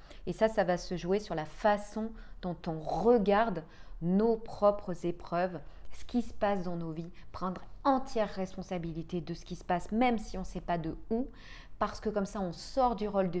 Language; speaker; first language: French; native; French